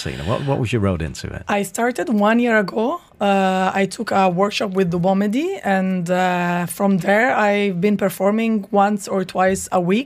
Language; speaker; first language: English; non-native, fluent; Italian